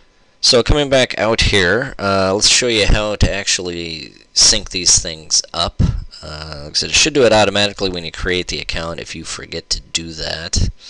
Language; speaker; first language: English; native; English